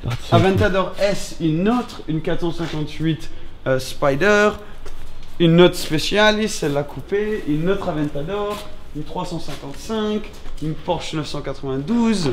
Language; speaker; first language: French; native; French